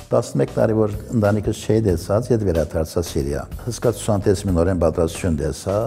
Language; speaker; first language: Armenian; early bilingual, heritage; Armenian